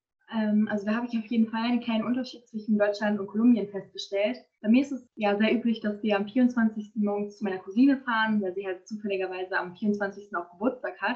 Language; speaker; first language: German; native; German